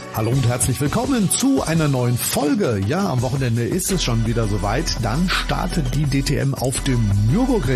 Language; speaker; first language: German; native; German